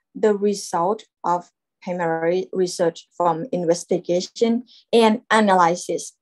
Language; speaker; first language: English; non-native, fluent; Thai